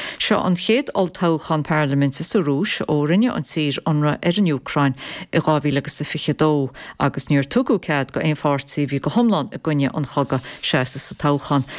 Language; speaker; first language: Irish; native; Irish